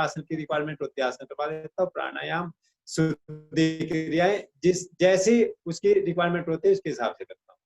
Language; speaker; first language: Hindi; native; Hindi